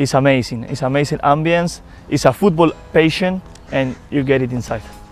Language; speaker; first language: English; non-native, fluent; Spanish